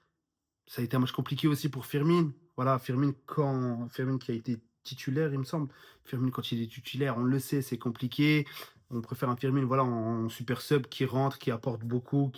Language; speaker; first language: French; native; French